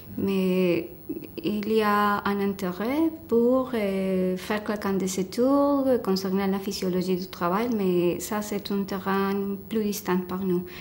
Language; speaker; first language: French; non-native, fluent; Spanish